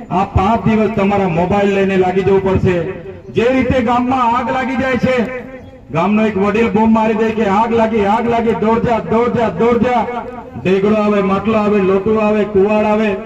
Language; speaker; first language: Gujarati; non-native, local second language; Vasavi